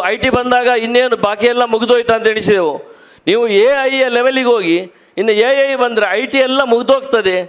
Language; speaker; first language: Kannada; non-native, local second language; Tulu